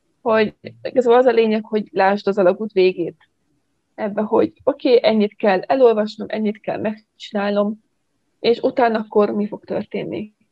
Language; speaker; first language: Hungarian; native; Hungarian